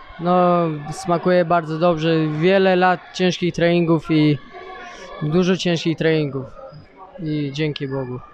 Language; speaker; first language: Polish; early bilingual, other home language; Chechen